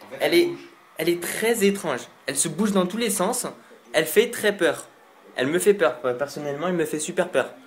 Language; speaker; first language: French; native; French